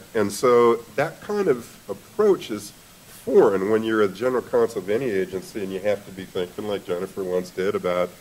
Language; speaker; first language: English; native; English